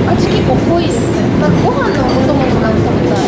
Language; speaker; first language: Japanese; native; Japanese